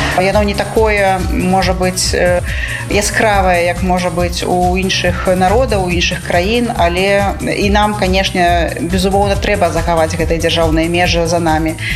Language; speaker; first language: Belarusian; native; Belarusian